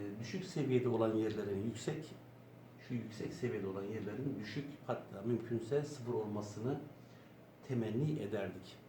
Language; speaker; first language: Turkish; native; Turkish